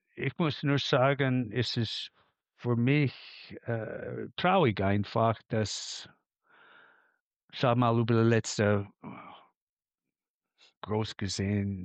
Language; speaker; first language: German; non-native, fluent; English